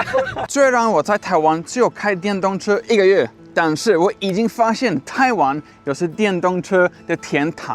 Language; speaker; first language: Chinese; non-native, fluent; Swedish